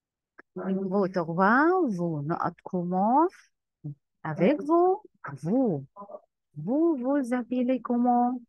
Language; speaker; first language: French; non-native, fluent; Arabic